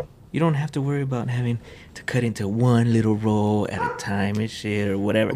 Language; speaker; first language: English; early bilingual, other home language; Spanish